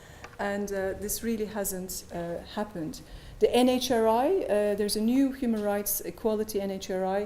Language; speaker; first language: English; non-native, fluent; Turkish